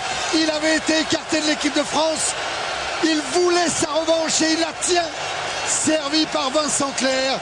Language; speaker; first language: French; native; French